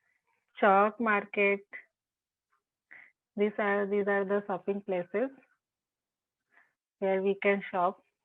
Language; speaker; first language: English; non-native, local second language; Hindi